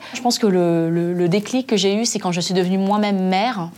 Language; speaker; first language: French; native; French